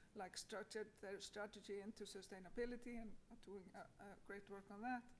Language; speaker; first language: English; non-native, fluent; Icelandic